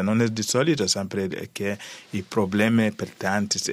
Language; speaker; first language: Italian; non-native, learner; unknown